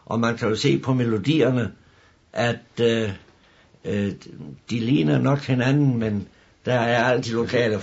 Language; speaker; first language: Danish; native; Danish